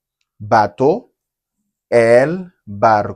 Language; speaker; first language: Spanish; non-native, learner; Haitian Creole